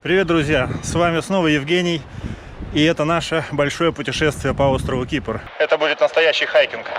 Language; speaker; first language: Russian; native; Russian